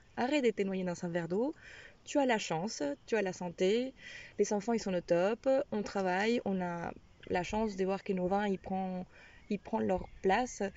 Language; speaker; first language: French; non-native, fluent; Spanish